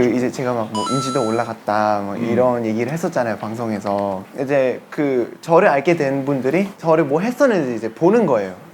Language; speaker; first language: Korean; non-native, fluent; Thai